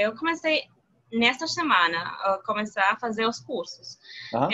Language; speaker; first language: Portuguese; non-native, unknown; Spanish